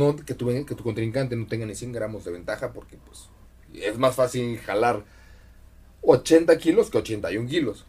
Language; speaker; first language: Spanish; native; Spanish